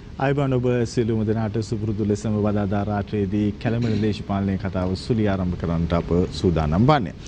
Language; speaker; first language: Sinhala; native; Sinhala